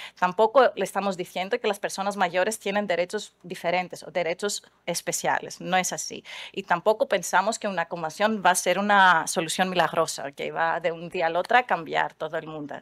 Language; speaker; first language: Spanish; non-native, fluent; Greek